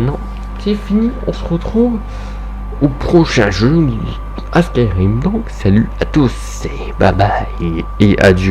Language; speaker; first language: French; native; French